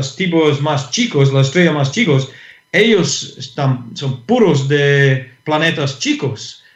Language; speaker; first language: Spanish; non-native, fluent; English